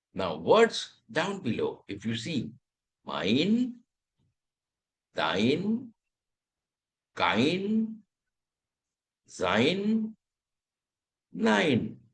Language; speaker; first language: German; non-native, fluent; Telugu